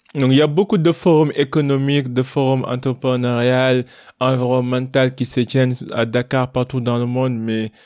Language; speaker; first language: French; non-native, local second language; Wolof